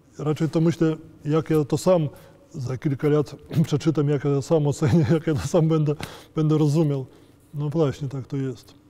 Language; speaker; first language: Polish; native; Polish